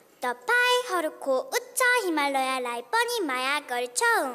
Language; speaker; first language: Nepali; non-native, learner; Korean